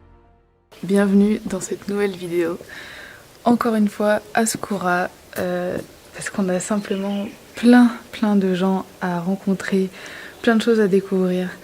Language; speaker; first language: French; native; French